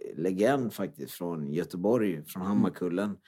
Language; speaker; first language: Swedish; non-native, local second language; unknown